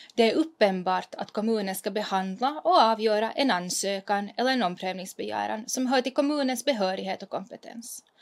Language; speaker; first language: Swedish; native; Swedish